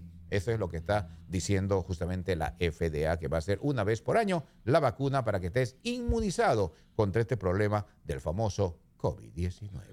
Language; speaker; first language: Spanish; native; Spanish